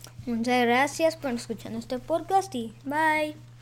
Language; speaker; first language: Spanish; early bilingual, heritage; Spanish